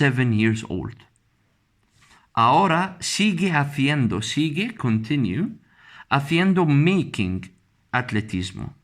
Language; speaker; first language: Spanish; non-native, fluent; Arabic